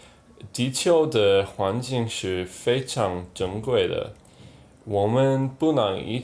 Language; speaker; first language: Chinese; non-native, learner; English